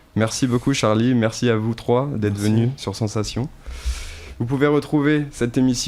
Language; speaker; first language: French; native; French